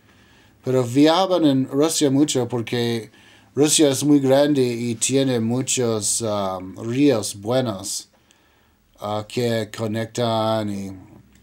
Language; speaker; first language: Spanish; non-native, learner; English